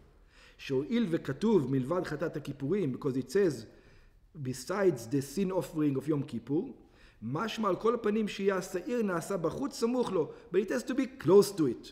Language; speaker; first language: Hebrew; non-native, fluent; English